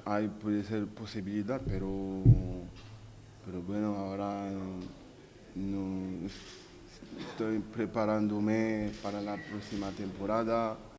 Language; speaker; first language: Spanish; non-native, learner; French